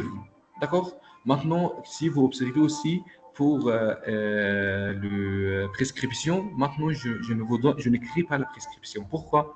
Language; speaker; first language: French; non-native, local second language; Arabic